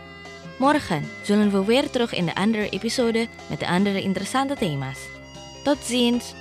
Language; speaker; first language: Dutch; non-native, fluent; Indonesian